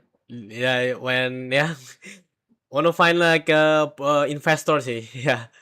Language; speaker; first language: English; non-native, learner; Indonesian